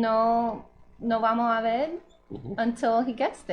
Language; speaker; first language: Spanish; early bilingual, heritage; Spanish